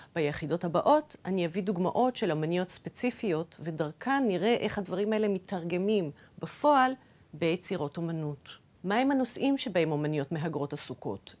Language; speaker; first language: Hebrew; early bilingual, other home language; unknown